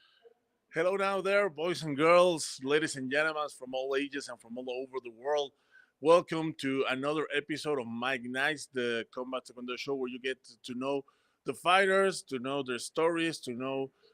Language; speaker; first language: English; non-native, fluent; Spanish